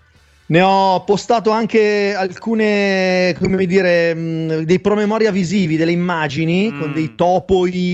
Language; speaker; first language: Italian; native; Italian